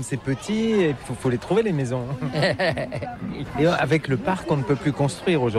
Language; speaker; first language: French; native; French